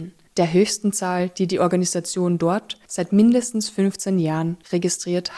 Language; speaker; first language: German; native; German